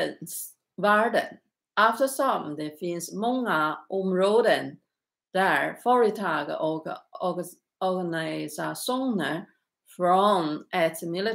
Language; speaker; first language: Swedish; non-native, learner; Chinese